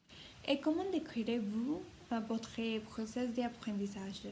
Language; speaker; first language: French; non-native, learner; Spanish